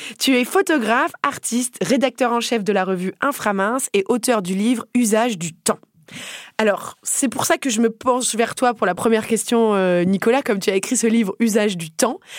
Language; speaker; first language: French; native; French